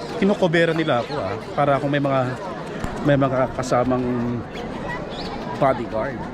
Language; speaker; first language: Filipino; native; Filipino